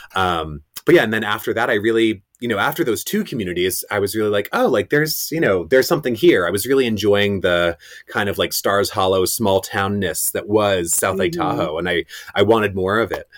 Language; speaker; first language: English; native; English